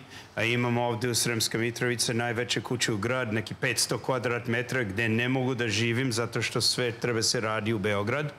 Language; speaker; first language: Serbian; non-native, learner; English